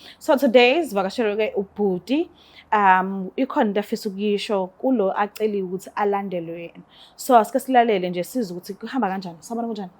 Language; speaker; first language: Zulu; native; Zulu